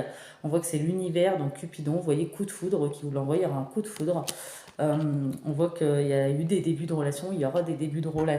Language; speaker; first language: French; native; French